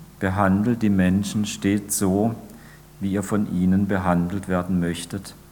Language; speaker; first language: German; native; German